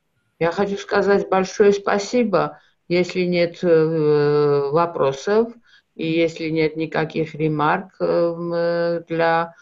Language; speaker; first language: Russian; non-native, local second language; Georgian